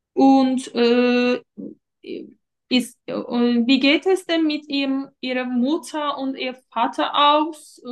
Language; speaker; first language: German; non-native, fluent; Turkish